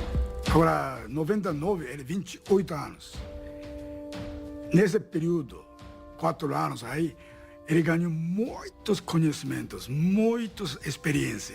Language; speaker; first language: Portuguese; non-native, learner; Japanese